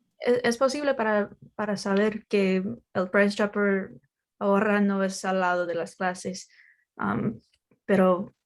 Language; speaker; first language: Spanish; non-native, learner; English